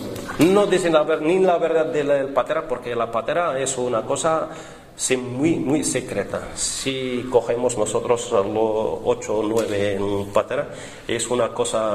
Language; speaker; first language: Spanish; non-native, learner; Arabic